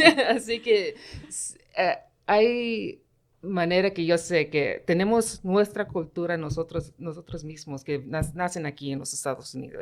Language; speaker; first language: Spanish; early bilingual, heritage; Spanish